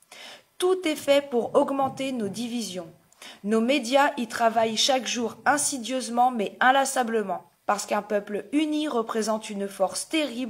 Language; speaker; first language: French; native; French